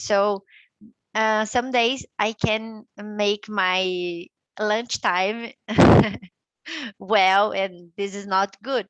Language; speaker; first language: English; non-native, learner; Portuguese